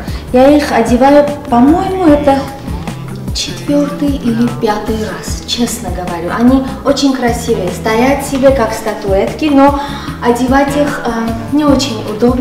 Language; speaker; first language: Russian; non-native, local second language; Armenian